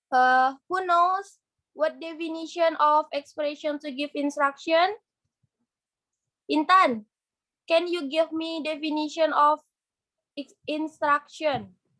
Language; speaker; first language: English; non-native, learner; Indonesian